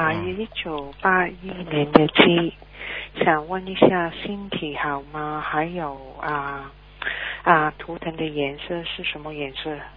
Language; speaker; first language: Chinese; early bilingual, heritage; Chinese